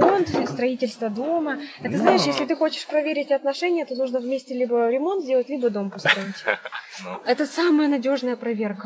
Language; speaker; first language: Russian; native; Russian